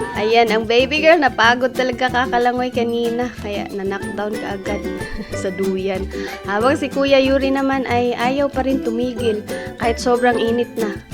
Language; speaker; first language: Filipino; non-native, local second language; Cebuano